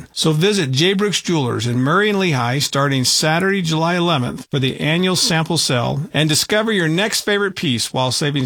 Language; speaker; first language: English; native; English